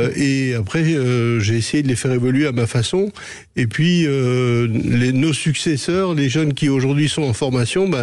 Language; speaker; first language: French; native; French